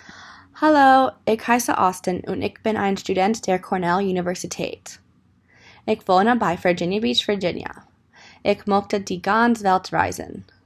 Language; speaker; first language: German; non-native, learner; English